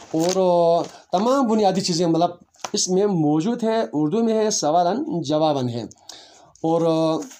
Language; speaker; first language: Urdu; non-native, local second language; Balti